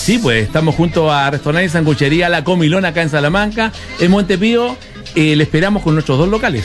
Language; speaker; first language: Spanish; native; Spanish